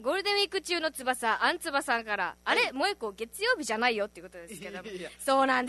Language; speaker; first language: Japanese; native; Japanese